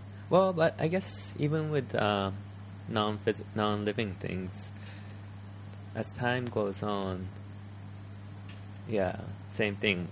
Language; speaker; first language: English; early bilingual, other home language; Japanese